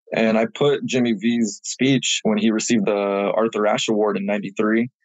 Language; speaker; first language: English; native; English